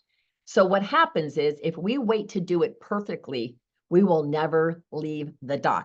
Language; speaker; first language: English; native; English